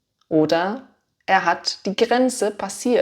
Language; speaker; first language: German; non-native, fluent; English